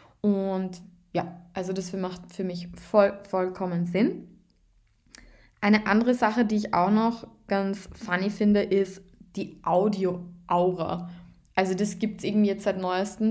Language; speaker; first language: German; native; German